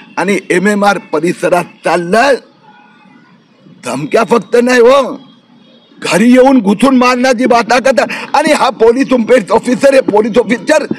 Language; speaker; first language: Marathi; non-native, local second language; Gujarati